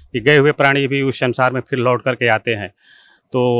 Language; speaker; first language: Hindi; native; Hindi